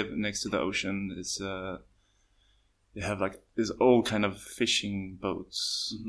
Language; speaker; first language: English; non-native, fluent; Swedish